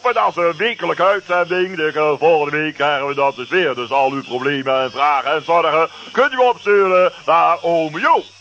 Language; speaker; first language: Dutch; native; Dutch